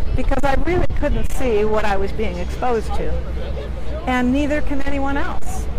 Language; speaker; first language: English; native; English